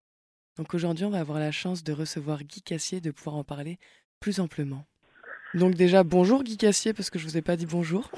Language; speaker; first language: French; native; French